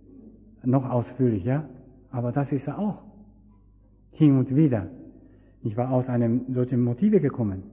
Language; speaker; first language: German; non-native, fluent; Japanese